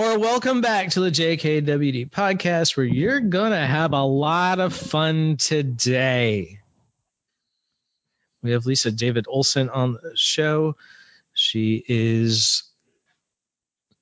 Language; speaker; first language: English; native; English